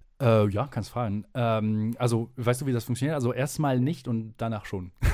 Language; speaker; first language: German; non-native, fluent; French